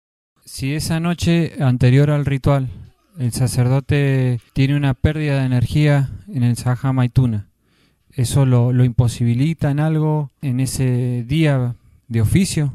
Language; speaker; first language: Spanish; native; Spanish